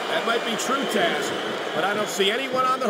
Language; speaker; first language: English; native; English